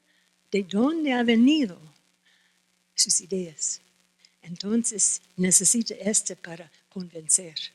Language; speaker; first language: Spanish; non-native, fluent; English